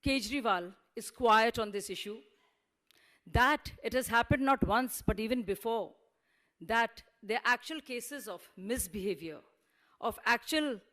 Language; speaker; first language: English; non-native, local second language; Hindi